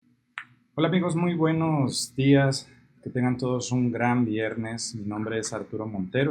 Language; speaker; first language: Spanish; native; Spanish